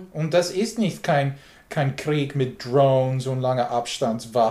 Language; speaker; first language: German; non-native, learner; English